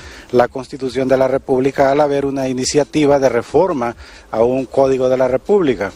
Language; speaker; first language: Spanish; native; Spanish